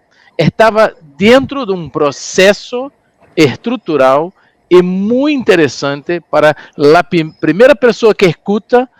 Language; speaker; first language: Spanish; non-native, learner; Portuguese